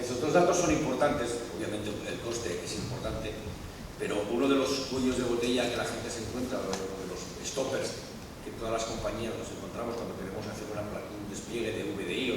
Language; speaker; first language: Spanish; native; Spanish